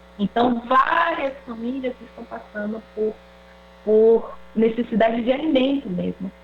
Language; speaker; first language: Portuguese; non-native, local second language; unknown